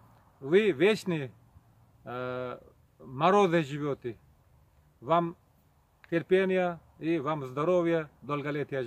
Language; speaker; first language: Russian; non-native, local second language; Uzbek